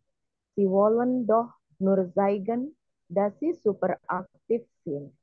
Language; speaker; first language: German; non-native, learner; Indonesian